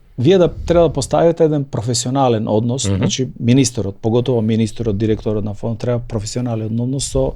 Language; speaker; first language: Macedonian; non-native, local second language; Albanian